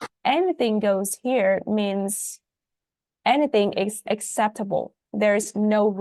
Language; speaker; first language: English; non-native, fluent; Vietnamese